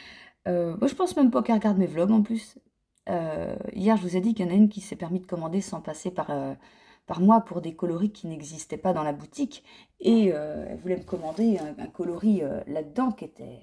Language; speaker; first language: French; native; French